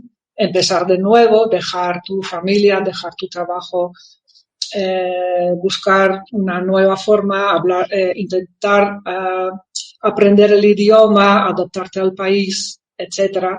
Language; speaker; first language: Spanish; non-native, fluent; Dutch